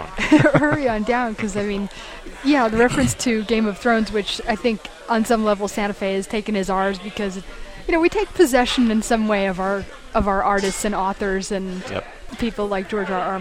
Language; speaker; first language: English; native; English